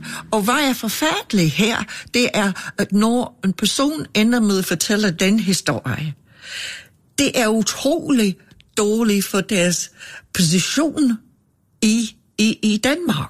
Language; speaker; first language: Danish; non-native, fluent; English